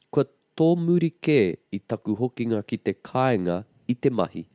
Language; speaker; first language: Māori; non-native, local second language; English